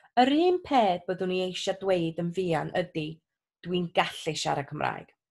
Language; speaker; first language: Welsh; non-native, local second language; English